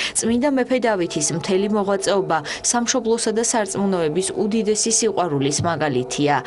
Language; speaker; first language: Georgian; native; Georgian